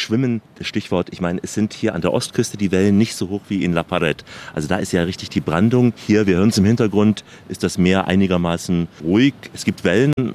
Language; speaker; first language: German; native; German